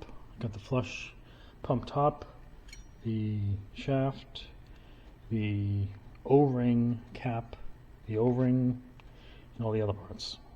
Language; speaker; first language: English; native; English